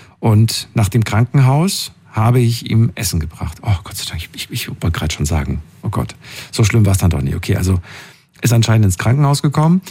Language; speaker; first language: German; native; German